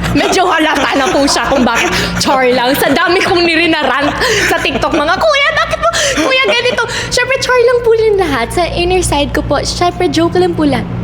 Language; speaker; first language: Filipino; non-native, local second language; Cebuano